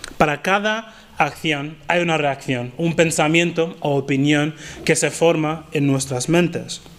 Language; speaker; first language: Spanish; non-native, fluent; English